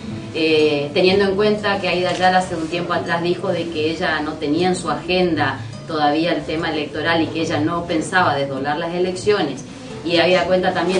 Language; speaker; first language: Spanish; native; Spanish